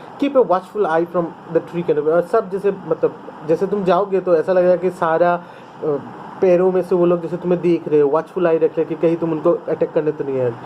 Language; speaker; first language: Hindi; non-native, local second language; Bangla